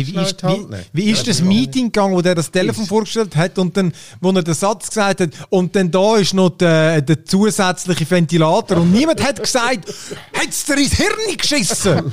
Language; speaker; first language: German; native; German